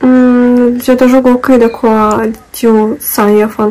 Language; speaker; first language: Chinese; non-native, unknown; Russian